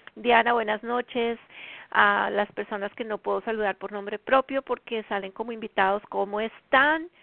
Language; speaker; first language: Spanish; native; Spanish